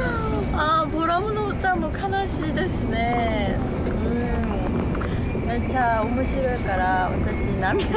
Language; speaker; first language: Japanese; non-native, learner; Korean